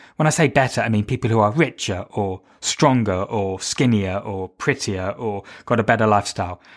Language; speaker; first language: English; native; English